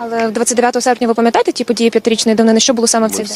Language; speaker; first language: Ukrainian; native; Ukrainian